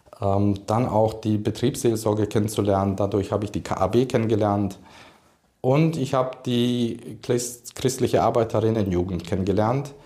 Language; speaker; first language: German; early bilingual, other home language; Hungarian